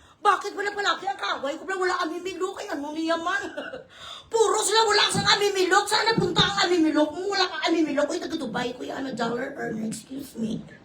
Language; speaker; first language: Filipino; non-native, local second language; Hiligaynon